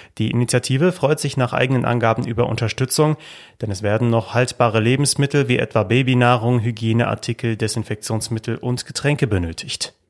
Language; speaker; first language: German; native; German